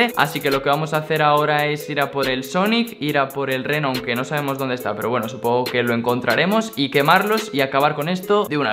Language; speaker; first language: Spanish; native; Spanish